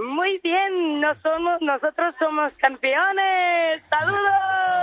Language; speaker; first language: Spanish; non-native, learner; Portuguese